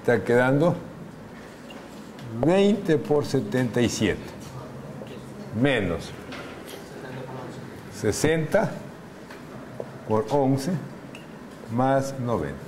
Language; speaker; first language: Spanish; native; Spanish